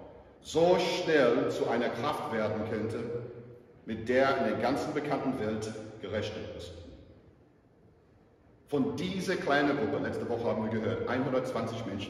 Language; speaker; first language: German; non-native, fluent; English